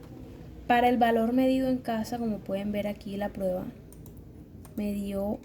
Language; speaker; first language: Spanish; native; Spanish